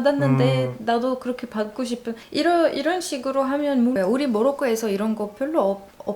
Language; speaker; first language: Korean; non-native, learner; Arabic